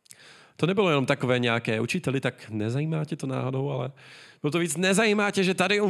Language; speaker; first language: Czech; native; Czech